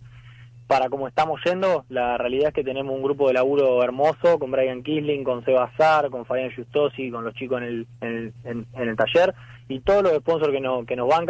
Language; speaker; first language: Spanish; native; Spanish